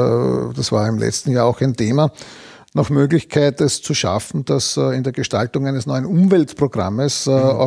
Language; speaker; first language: German; native; German